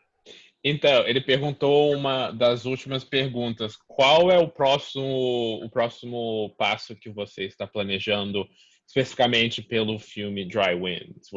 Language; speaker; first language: Portuguese; early bilingual, heritage; Portuguese